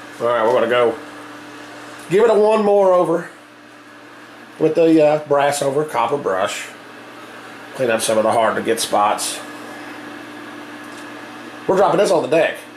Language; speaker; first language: English; native; English